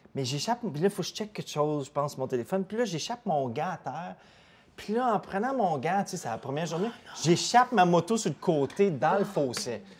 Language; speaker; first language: French; native; French